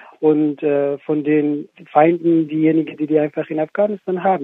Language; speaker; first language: German; non-native, fluent; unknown